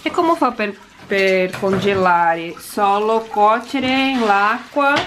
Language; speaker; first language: Italian; non-native, learner; Portuguese